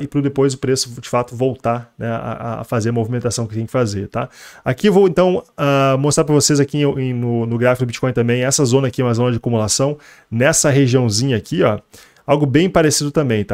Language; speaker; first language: Portuguese; native; Portuguese